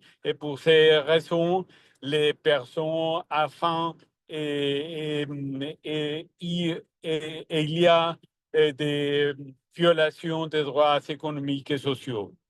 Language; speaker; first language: French; non-native, learner; Spanish